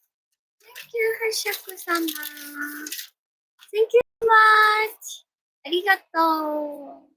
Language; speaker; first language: English; non-native, learner; Japanese